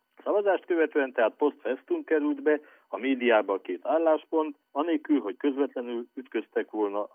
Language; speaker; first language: Hungarian; native; Hungarian